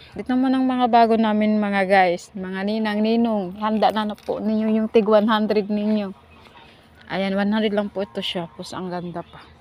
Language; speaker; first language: Filipino; non-native, local second language; Cebuano